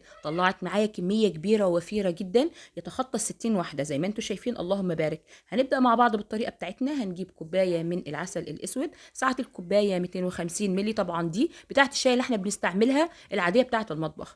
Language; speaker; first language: Arabic; native; Arabic